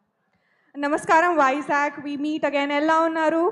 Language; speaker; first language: Telugu; non-native, learner; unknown